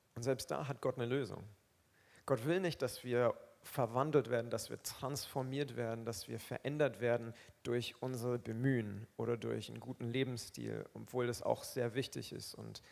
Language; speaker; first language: German; native; German